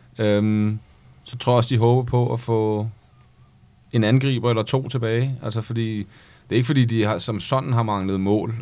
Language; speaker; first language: Danish; native; Danish